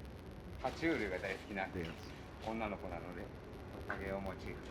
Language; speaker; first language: Japanese; native; Japanese